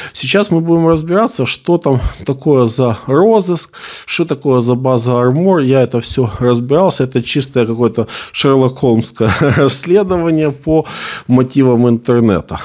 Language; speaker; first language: Russian; native; Russian